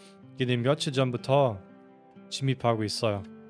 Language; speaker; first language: Korean; non-native, fluent; German